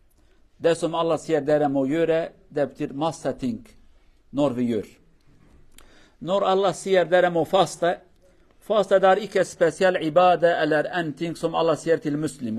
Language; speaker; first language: Norwegian; non-native, learner; Kurdish